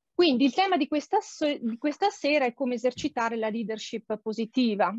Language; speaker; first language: Italian; native; Italian